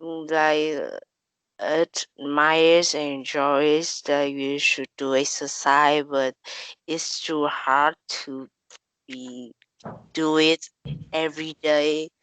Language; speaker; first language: English; non-native, learner; Vietnamese